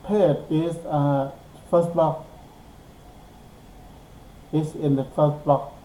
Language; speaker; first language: English; non-native, learner; Thai